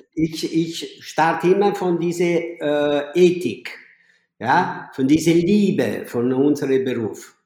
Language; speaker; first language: German; non-native, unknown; Italian